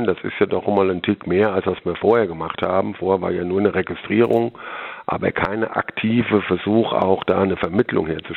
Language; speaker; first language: German; native; German